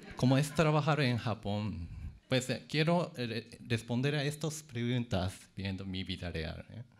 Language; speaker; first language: Spanish; non-native, fluent; Japanese